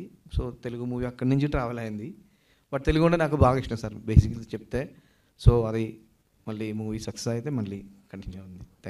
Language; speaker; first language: Telugu; non-native, learner; Malayalam